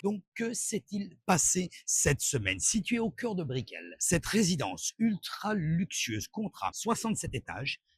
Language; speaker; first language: French; native; French